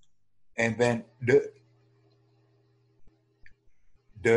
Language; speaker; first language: English; non-native, fluent; Romanian